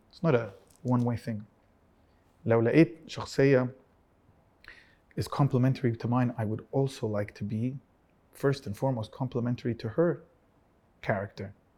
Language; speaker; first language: English; early bilingual, other home language; Arabic